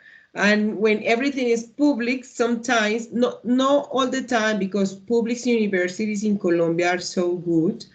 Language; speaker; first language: English; non-native, learner; Spanish